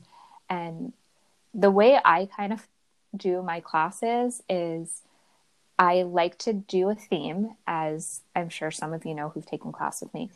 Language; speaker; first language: English; native; English